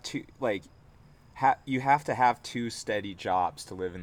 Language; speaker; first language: English; native; English